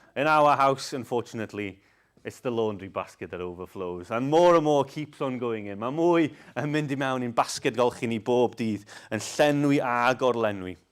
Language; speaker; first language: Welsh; non-native, local second language; English